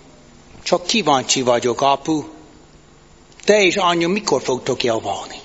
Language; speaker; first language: Hungarian; non-native, fluent; English